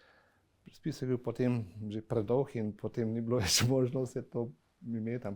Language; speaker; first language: Slovenian; native; Slovenian